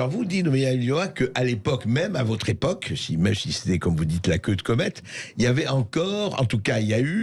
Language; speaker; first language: French; native; French